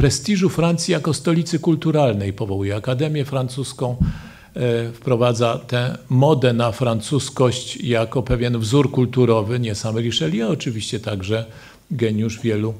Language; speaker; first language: Polish; native; Polish